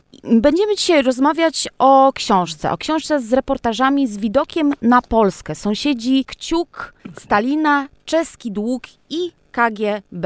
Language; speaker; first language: Polish; native; Polish